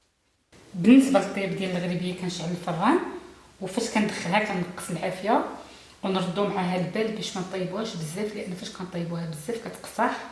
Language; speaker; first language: Arabic; native; Arabic